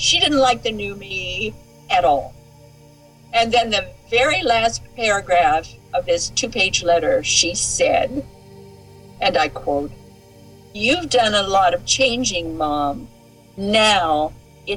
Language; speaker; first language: English; native; English